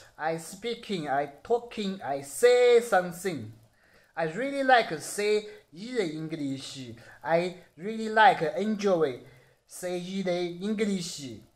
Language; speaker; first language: English; non-native, learner; Chinese